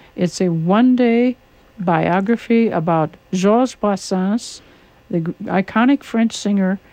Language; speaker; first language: English; native; English